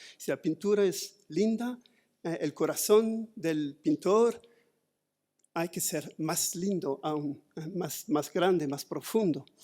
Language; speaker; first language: Spanish; non-native, fluent; French